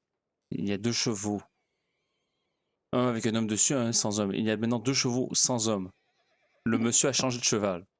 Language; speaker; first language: French; native; French